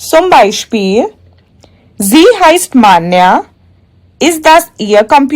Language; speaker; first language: German; non-native, fluent; Hindi